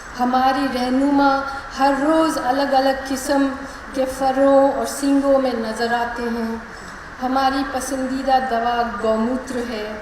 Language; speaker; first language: Hindi; non-native, local second language; Malayalam